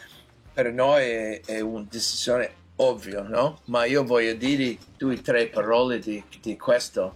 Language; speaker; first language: Italian; non-native, fluent; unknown